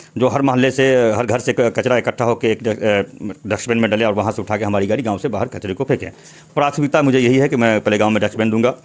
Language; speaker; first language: Hindi; native; Hindi